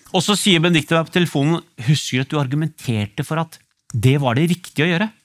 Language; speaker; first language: Norwegian; early bilingual, other home language; Urdu